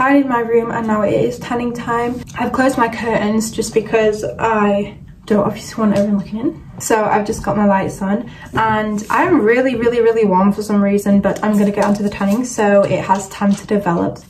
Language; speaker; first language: English; native; English